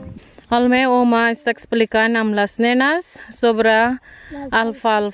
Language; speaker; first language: Catalan; non-native, learner; Filipino